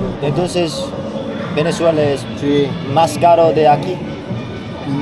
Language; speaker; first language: Spanish; non-native, learner; Korean